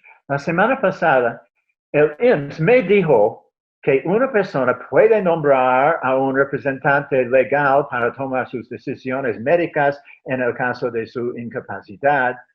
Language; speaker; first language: Spanish; non-native, fluent; English